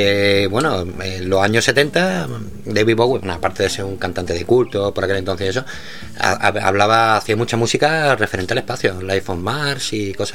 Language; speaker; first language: Spanish; native; Spanish